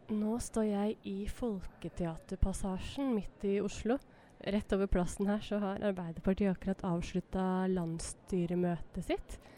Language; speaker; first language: Norwegian; native; Norwegian